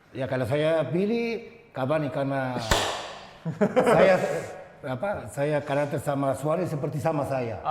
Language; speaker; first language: Indonesian; non-native, fluent; Spanish